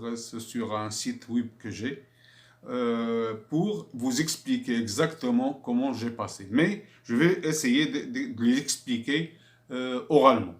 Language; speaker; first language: French; non-native, fluent; Arabic